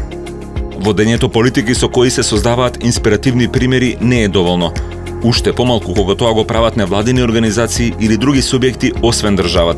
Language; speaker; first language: Macedonian; native; Macedonian